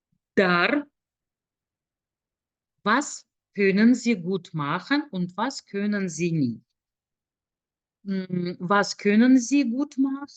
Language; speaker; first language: German; non-native, fluent; Lithuanian